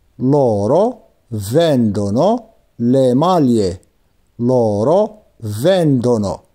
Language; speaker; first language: Italian; non-native, fluent; Arabic